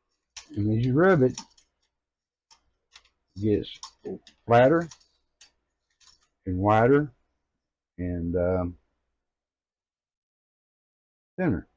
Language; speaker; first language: English; native; English